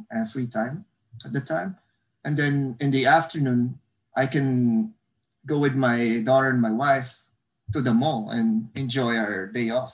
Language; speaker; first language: English; non-native, local second language; Hiligaynon